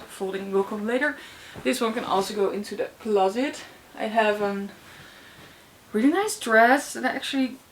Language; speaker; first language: English; non-native, fluent; Dutch